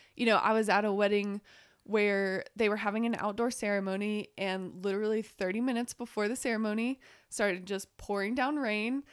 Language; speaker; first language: English; native; English